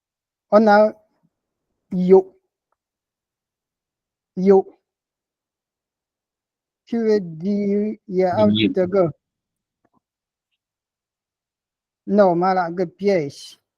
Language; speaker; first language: French; non-native, local second language; Ghomala